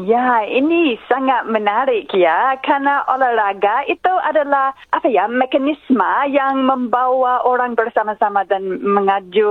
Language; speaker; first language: Indonesian; non-native, fluent; English